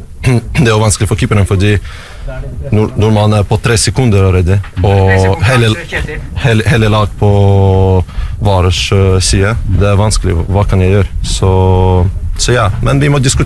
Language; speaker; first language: Norwegian; non-native, fluent; Russian